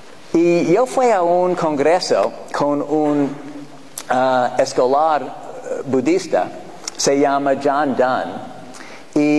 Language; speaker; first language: Spanish; non-native, fluent; English